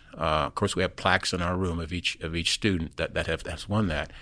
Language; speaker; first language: English; native; English